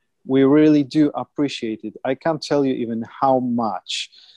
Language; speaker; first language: English; non-native, fluent; Polish